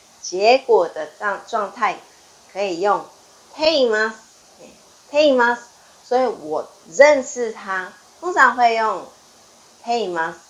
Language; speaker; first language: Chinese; non-native, fluent; Japanese